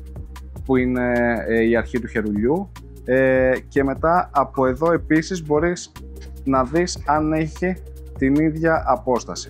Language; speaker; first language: Greek; native; Greek